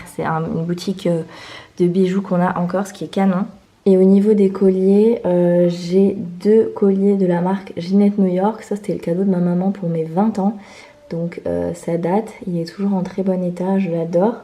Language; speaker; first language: French; native; French